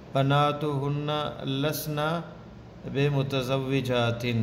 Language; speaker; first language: Arabic; non-native, fluent; Urdu